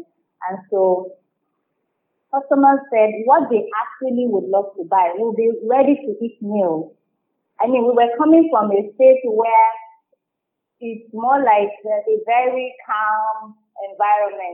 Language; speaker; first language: English; non-native, local second language; Yoruba